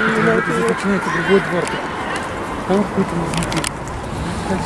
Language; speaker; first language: Russian; native; Russian